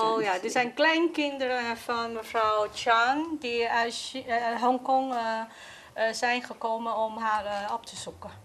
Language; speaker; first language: Dutch; non-native, fluent; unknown